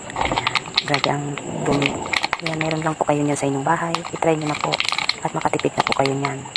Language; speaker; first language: Filipino; non-native, local second language; Bikol